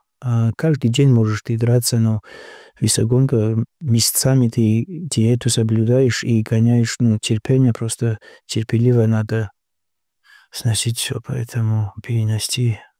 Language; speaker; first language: Russian; non-native, local second language; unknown